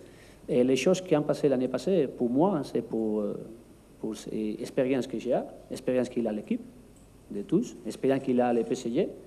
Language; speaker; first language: French; non-native, learner; Spanish